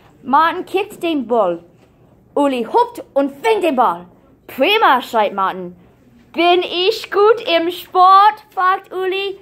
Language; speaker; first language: German; non-native, fluent; English